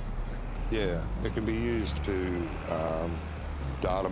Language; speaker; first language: English; native; English